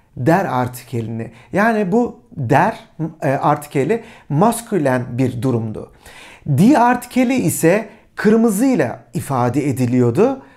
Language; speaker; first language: Turkish; native; Turkish